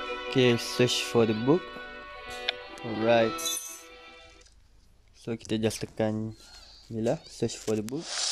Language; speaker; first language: English; non-native, local second language; Malay